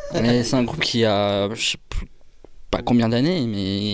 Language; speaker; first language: French; native; French